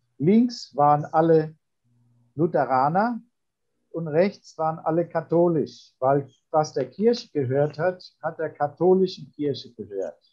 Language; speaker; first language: German; native; German